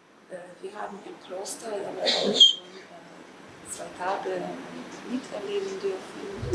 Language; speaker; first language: German; non-native, fluent; Polish